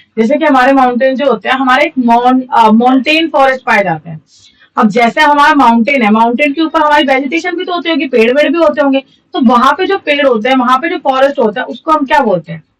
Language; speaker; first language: Hindi; native; Hindi